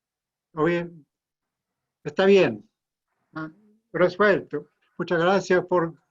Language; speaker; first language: Spanish; non-native, fluent; English